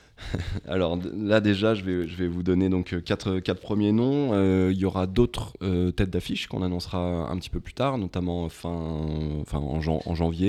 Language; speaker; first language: French; native; French